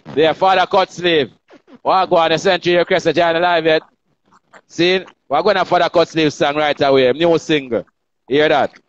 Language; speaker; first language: English; non-native, local second language; Jamaican Creole English